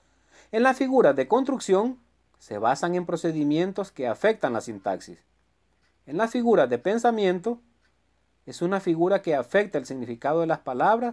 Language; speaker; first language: Spanish; native; Spanish